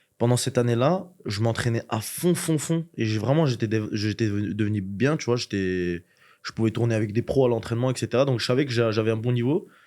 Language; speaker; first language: French; early bilingual, other home language; Chechen